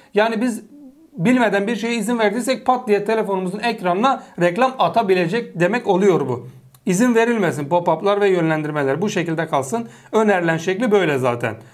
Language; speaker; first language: Turkish; native; Turkish